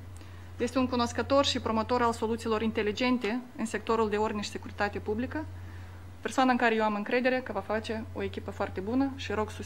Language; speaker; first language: Romanian; native; Romanian